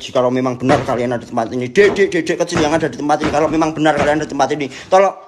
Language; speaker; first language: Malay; non-native, local second language; Javanese